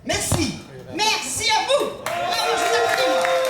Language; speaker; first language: French; native; French